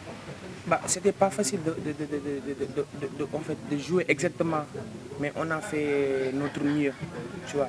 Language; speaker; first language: French; non-native, local second language; Wolof